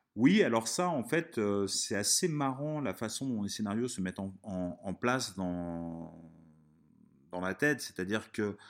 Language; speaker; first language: French; early bilingual, other home language; Italian